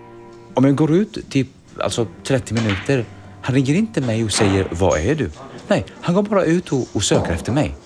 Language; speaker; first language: Swedish; early bilingual, other home language; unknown